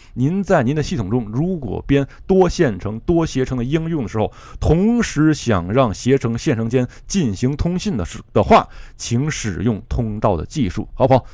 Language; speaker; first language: Chinese; native; Chinese